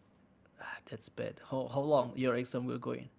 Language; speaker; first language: English; non-native, learner; Indonesian